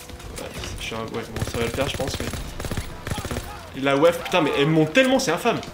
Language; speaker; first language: French; native; French